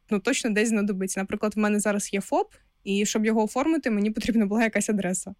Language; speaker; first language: Ukrainian; non-native, local second language; Russian